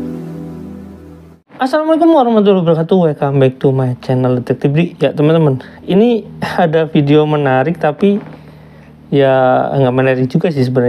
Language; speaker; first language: Indonesian; native; Indonesian